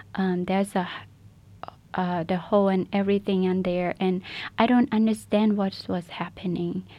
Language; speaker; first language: English; non-native, fluent; Burmese